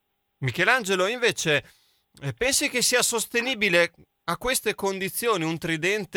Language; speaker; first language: Italian; native; Italian